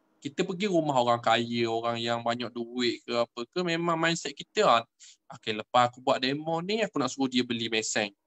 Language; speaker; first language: Malay; native; Malay